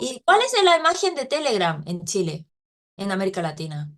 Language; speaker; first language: Spanish; non-native, fluent; Korean